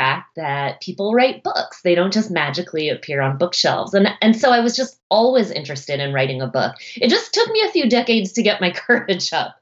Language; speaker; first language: English; native; English